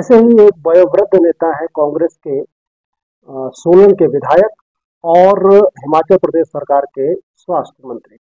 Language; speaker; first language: Hindi; native; Hindi